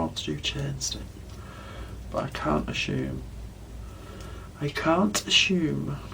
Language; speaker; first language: English; native; English